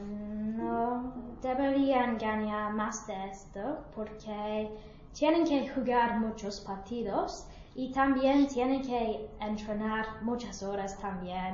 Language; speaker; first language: Spanish; non-native, learner; English